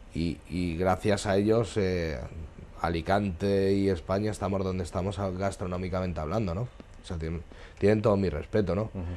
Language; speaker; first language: Spanish; native; Spanish